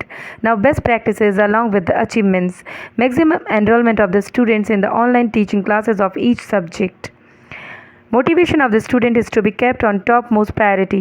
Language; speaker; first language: English; non-native, local second language; Hindi